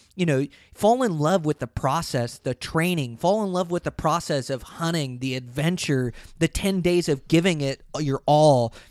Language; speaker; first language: English; native; English